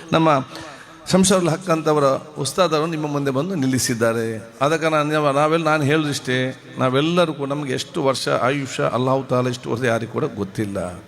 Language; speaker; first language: Kannada; non-native, local second language; Malayalam